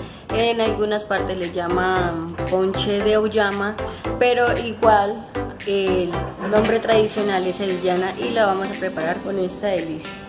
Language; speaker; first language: Spanish; native; Spanish